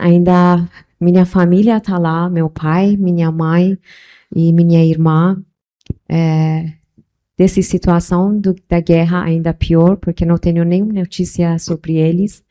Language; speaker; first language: Portuguese; non-native, local second language; Persian